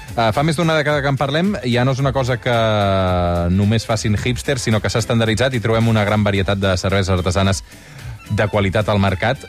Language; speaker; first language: Catalan; native; Catalan